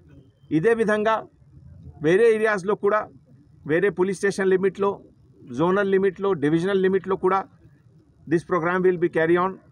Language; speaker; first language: Telugu; non-native, fluent; Hindi